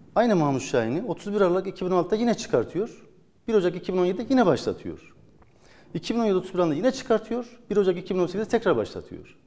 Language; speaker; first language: Turkish; native; Turkish